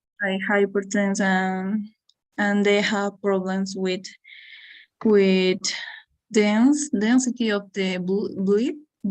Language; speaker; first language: English; non-native, learner; Spanish